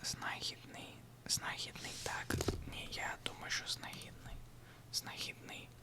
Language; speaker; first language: Ukrainian; non-native, learner; Russian